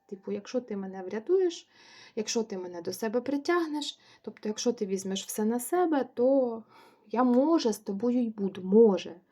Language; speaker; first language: Ukrainian; non-native, local second language; Russian